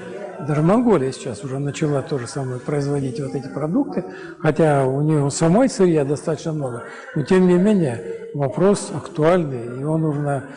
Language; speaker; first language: Russian; native; Russian